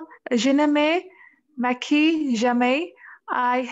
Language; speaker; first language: French; non-native, learner; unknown